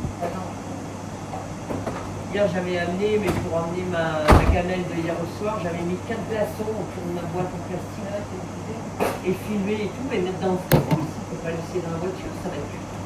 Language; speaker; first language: French; native; French